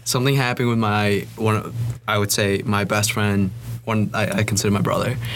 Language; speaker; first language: English; non-native, fluent; Vietnamese